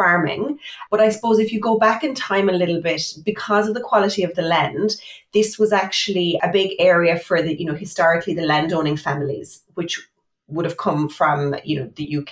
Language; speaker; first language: English; native; English